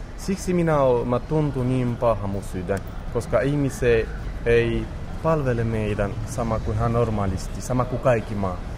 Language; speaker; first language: Finnish; non-native, learner; Romany